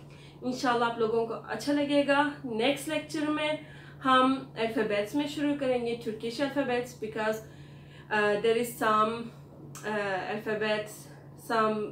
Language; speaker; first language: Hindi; non-native, fluent; Turkish